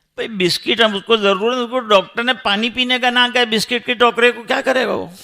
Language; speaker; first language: Urdu; non-native, local second language; Gujarati